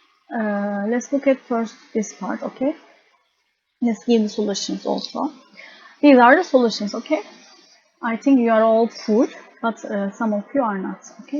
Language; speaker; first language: English; non-native, fluent; Turkish